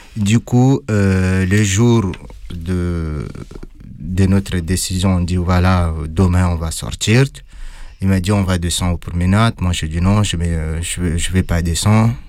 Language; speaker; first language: French; non-native, fluent; Arabic